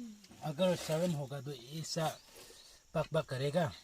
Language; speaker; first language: Hindi; non-native, local second language; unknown